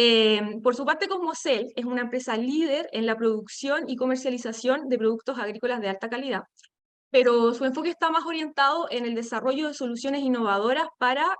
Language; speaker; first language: Spanish; native; Spanish